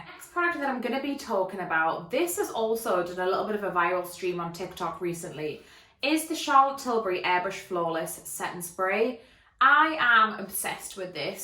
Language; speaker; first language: English; native; English